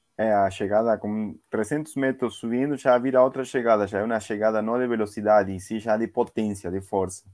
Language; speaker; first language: Portuguese; non-native, fluent; Spanish